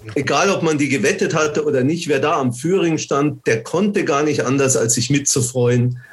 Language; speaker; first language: German; native; German